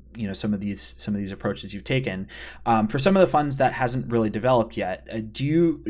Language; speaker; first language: English; native; English